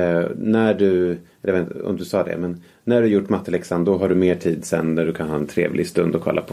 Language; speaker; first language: Swedish; native; Swedish